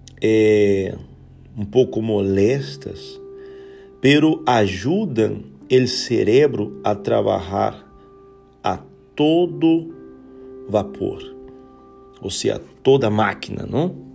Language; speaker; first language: Portuguese; non-native, learner; Spanish